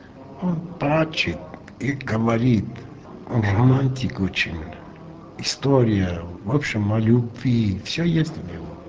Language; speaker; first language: Russian; non-native, local second language; Armenian